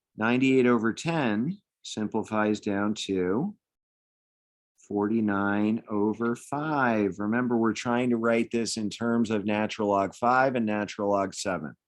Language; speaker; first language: English; native; English